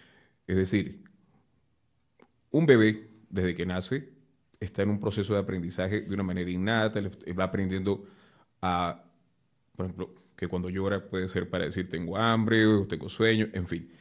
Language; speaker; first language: Spanish; native; Spanish